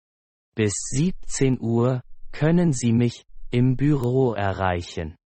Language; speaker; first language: German; non-native, fluent; Persian